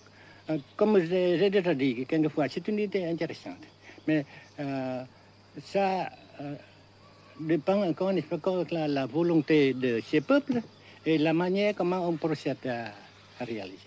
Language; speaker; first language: French; non-native, local second language; Vietnamese